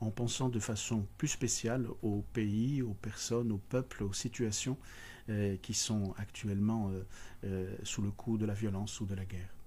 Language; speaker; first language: French; native; French